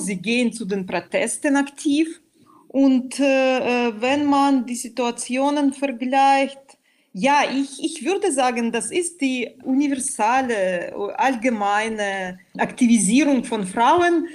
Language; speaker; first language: German; non-native, fluent; Belarusian